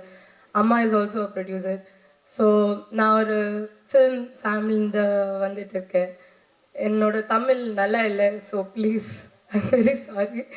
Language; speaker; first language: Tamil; non-native, learner; Kannada